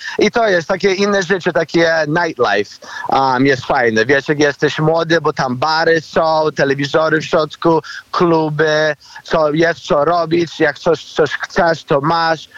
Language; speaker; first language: Polish; early bilingual, heritage; Polish